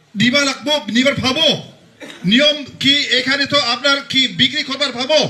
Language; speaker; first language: Bangla; non-native, local second language; Garo